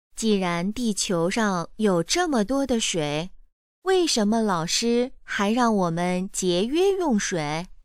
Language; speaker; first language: Chinese; native; Chinese